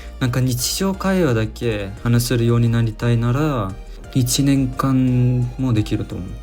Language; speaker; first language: Japanese; non-native, fluent; German